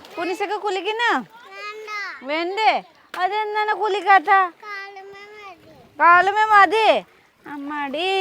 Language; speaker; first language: Malayalam; non-native, learner; Nepali